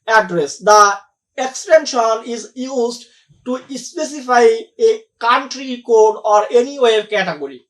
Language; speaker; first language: English; non-native, local second language; Bangla